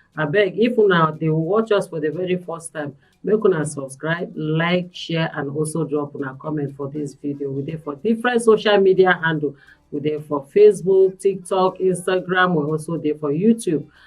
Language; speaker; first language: Nigerian Pidgin; native; Nigerian Pidgin